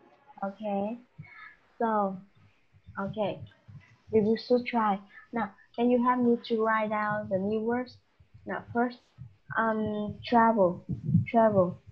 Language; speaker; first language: English; non-native, fluent; Vietnamese